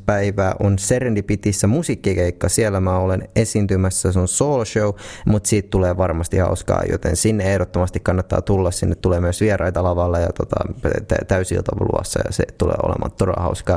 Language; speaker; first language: Finnish; native; Finnish